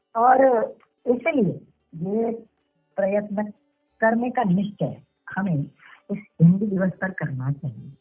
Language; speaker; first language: Hindi; non-native, local second language; Marathi